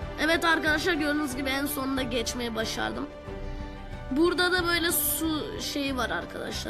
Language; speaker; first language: Turkish; native; Turkish